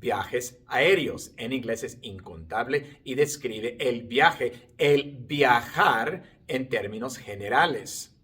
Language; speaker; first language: Spanish; non-native, fluent; English